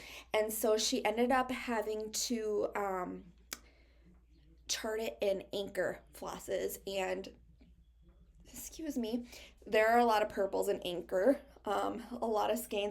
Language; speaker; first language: English; native; English